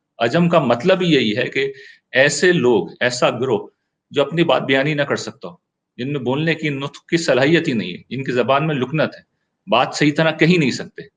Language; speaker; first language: Urdu; native; Urdu